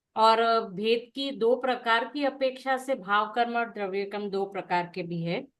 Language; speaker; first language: Hindi; non-native, local second language; Gujarati